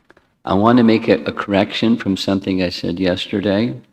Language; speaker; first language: English; native; English